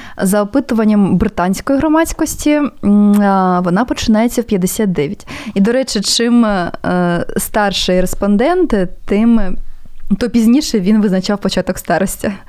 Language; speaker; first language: Ukrainian; native; Ukrainian